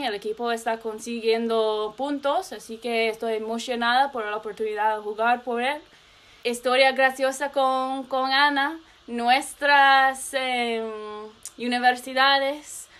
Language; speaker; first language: Spanish; non-native, learner; English